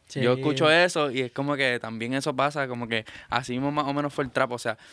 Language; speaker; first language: Spanish; native; Spanish